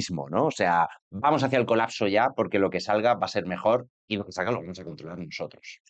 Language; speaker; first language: Spanish; native; Spanish